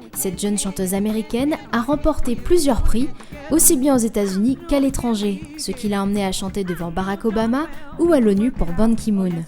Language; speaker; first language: French; native; French